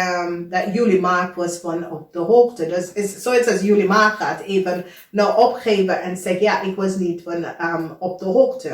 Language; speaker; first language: Dutch; non-native, fluent; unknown